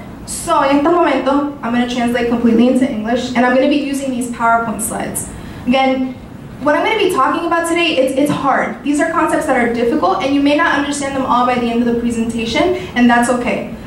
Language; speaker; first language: English; early bilingual, other home language; Spanish